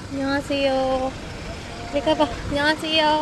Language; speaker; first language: Korean; non-native, fluent; Filipino